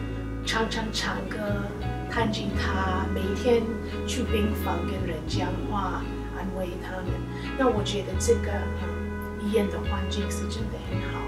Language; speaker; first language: Chinese; non-native, fluent; English